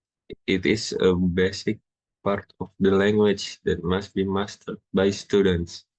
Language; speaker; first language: English; non-native, learner; Indonesian